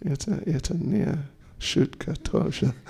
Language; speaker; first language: Russian; non-native, learner; English